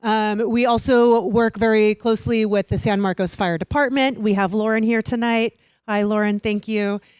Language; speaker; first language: English; native; English